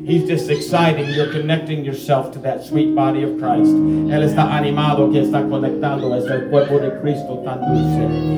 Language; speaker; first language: Spanish; non-native, learner; English